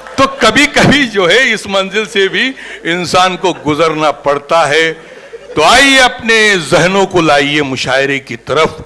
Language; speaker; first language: Urdu; native; Urdu